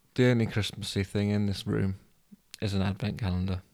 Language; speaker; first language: English; native; English